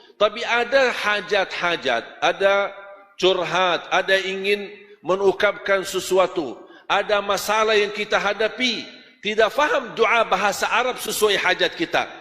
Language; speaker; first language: Malay; non-native, fluent; Arabic